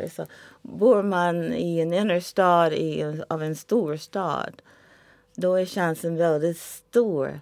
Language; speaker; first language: Swedish; non-native, fluent; English